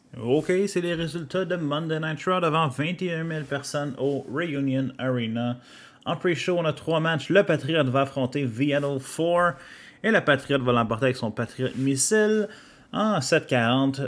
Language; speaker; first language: French; native; French